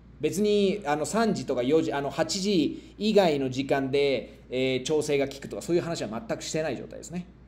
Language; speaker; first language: Japanese; native; Japanese